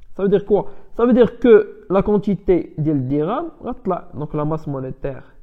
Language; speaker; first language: French; non-native, local second language; Arabic